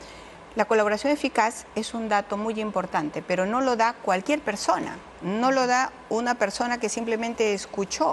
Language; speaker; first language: Spanish; native; Spanish